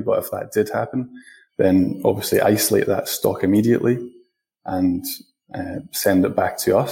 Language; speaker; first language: English; native; English